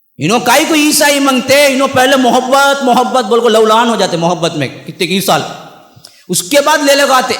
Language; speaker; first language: Urdu; native; Urdu